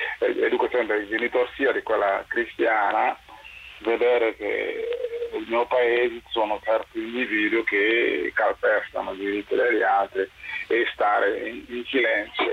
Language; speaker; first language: Italian; non-native, fluent; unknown